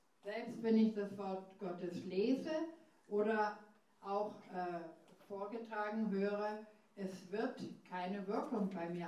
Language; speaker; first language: German; non-native, fluent; English